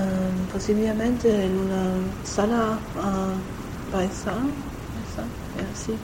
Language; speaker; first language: Spanish; non-native, learner; German